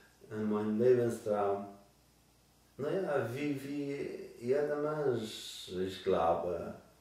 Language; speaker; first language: German; non-native, learner; Polish